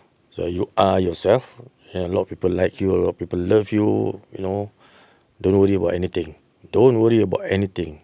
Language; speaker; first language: English; non-native, local second language; Malay